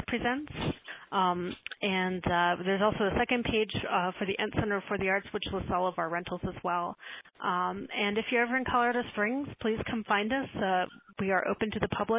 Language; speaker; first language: English; native; English